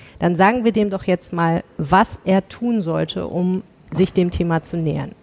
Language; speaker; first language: German; native; German